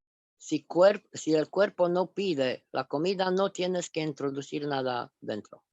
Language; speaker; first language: Spanish; non-native, fluent; Romanian